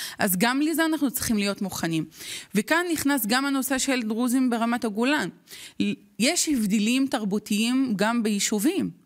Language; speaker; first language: Hebrew; non-native, local second language; Arabic